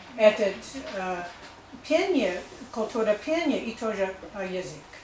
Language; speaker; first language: Russian; non-native, learner; English